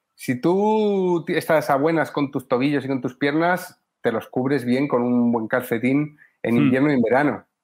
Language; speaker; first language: Spanish; native; Spanish